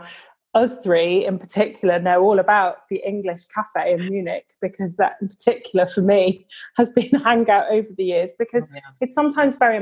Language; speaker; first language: English; native; English